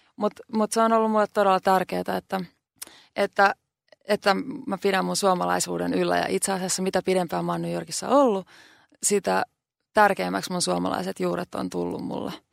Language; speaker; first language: Finnish; native; Finnish